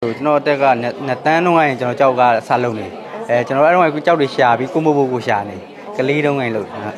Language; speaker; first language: Burmese; native; Burmese